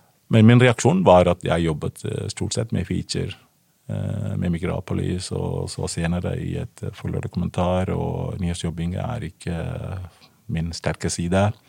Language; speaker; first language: Norwegian; non-native, fluent; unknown